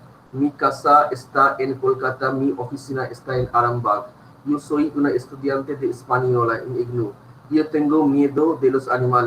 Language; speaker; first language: Spanish; non-native, fluent; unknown